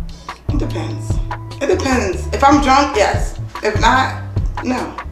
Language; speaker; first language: English; native; English